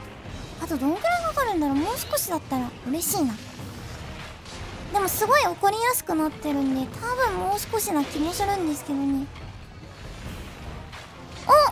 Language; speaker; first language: Japanese; native; Japanese